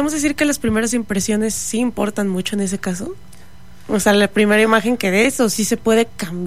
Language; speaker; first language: Spanish; native; Spanish